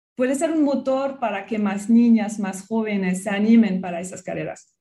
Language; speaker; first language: Spanish; non-native, fluent; French